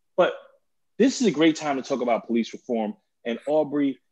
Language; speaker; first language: English; native; English